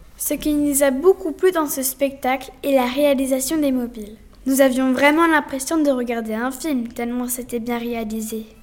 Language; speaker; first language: French; native; French